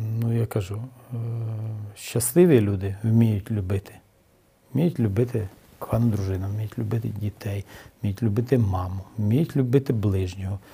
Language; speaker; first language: Ukrainian; native; Ukrainian